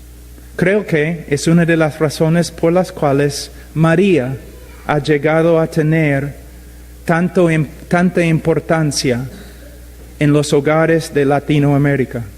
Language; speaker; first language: Spanish; non-native, fluent; English